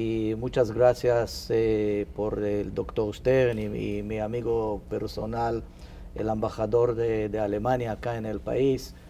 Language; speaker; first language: Spanish; non-native, fluent; Hebrew